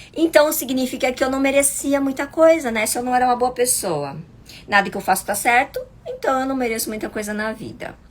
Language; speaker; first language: Portuguese; early bilingual, other home language; Chinese